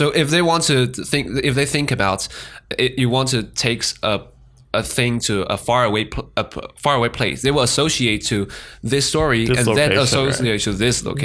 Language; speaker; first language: English; non-native, fluent; Chinese